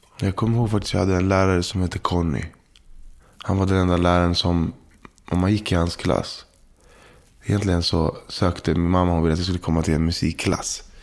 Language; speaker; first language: Swedish; early bilingual, other home language; Spanish